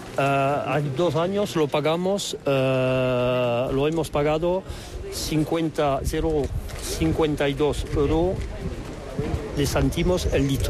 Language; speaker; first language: Spanish; non-native, learner; French